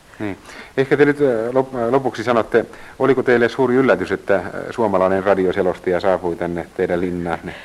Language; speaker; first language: Finnish; native; Finnish